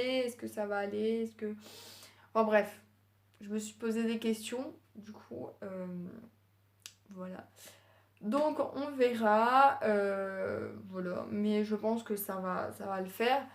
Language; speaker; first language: French; native; French